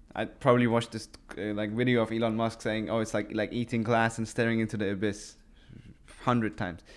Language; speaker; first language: English; early bilingual, other home language; Persian